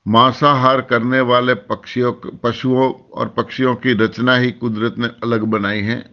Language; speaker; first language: Hindi; non-native, local second language; Gujarati